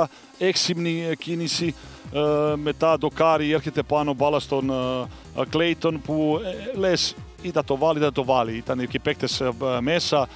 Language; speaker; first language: Greek; non-native, fluent; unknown